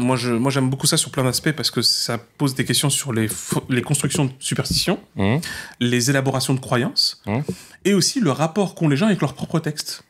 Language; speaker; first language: French; native; French